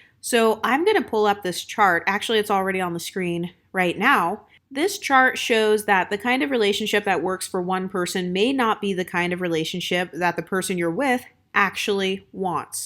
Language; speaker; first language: English; native; English